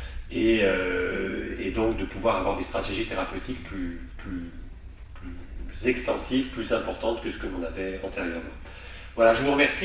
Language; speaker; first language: French; native; French